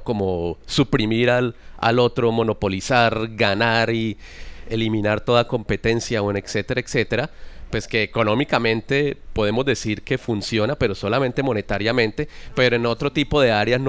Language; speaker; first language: Spanish; native; Spanish